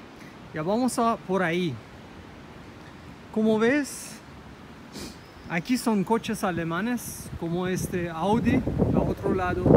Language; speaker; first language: Spanish; non-native, fluent; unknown